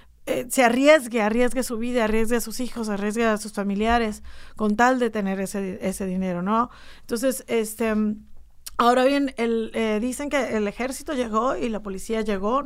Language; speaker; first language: Spanish; native; Spanish